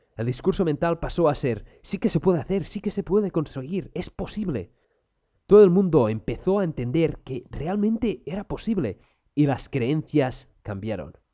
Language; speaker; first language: Spanish; non-native, local second language; Catalan